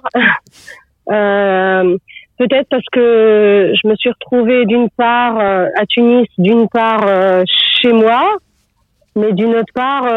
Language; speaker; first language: French; non-native, local second language; Arabic